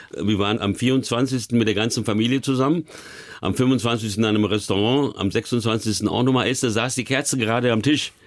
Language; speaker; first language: German; early bilingual, other home language; Hungarian